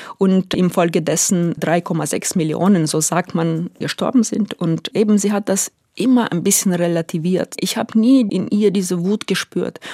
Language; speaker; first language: German; non-native, fluent; Ukrainian